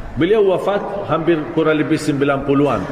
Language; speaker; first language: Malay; non-native, fluent; Arabic